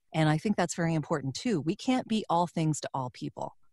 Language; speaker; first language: English; native; English